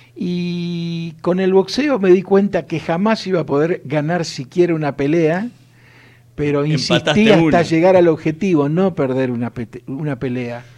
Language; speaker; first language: Spanish; native; Spanish